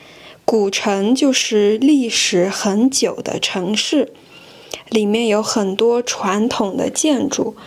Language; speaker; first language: Chinese; non-native, fluent; French